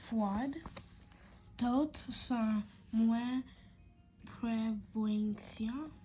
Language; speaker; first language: French; non-native, learner; English